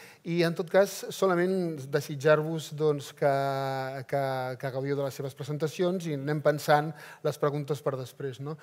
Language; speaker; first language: Catalan; native; Catalan